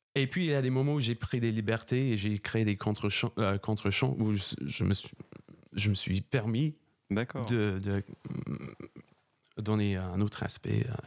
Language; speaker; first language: French; non-native, fluent; English